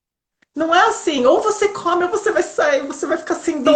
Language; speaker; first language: Portuguese; native; Portuguese